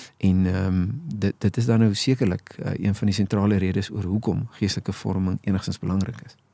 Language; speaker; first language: Afrikaans; native; Afrikaans